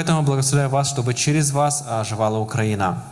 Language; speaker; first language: Russian; native; Russian